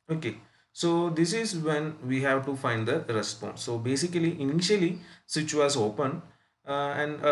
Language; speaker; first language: English; non-native, local second language; Malayalam